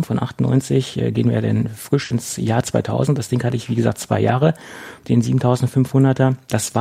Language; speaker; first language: German; native; German